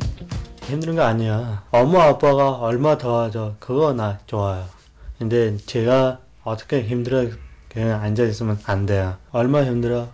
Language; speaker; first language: Korean; non-native, learner; Mongolian